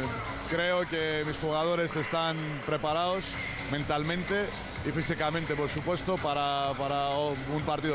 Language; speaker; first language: Spanish; non-native, fluent; Greek